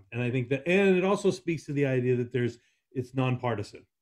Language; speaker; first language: English; native; English